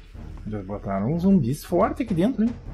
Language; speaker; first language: Portuguese; native; Portuguese